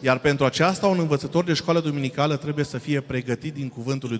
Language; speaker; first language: Romanian; non-native, fluent; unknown